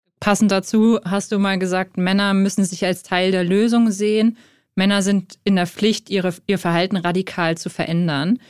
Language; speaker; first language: German; native; German